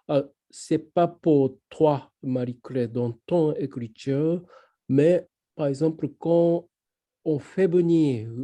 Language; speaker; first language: French; non-native, fluent; Japanese